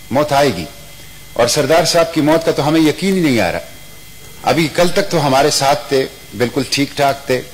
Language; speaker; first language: Urdu; non-native, local second language; Pashto